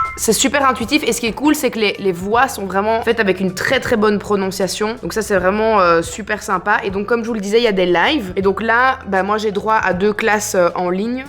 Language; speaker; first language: French; native; French